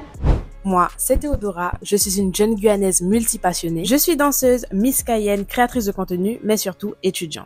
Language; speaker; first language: French; native; French